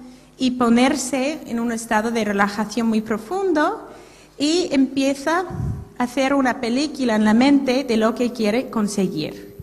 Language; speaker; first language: Spanish; non-native, fluent; English